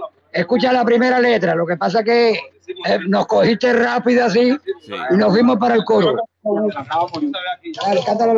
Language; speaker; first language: Spanish; native; Spanish